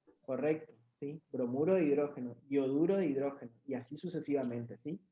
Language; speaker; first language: Spanish; native; Spanish